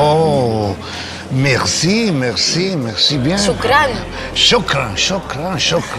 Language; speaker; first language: French; non-native, fluent; Italian